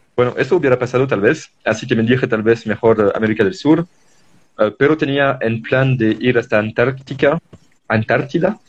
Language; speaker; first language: Spanish; non-native, fluent; French